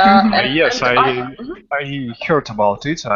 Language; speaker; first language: English; non-native, learner; Russian